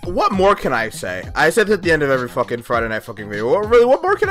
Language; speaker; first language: English; native; English